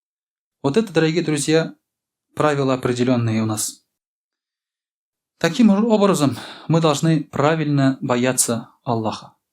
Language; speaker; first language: Russian; non-native, local second language; Tatar